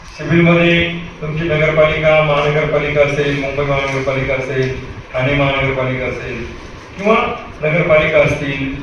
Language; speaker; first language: Marathi; native; Marathi